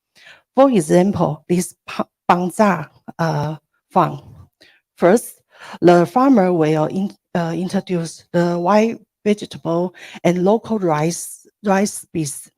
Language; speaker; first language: English; non-native, learner; Chinese